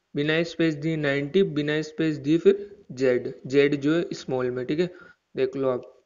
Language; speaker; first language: Hindi; native; Hindi